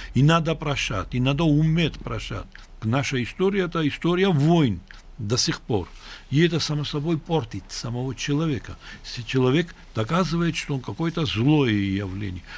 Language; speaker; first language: Russian; non-native, local second language; Georgian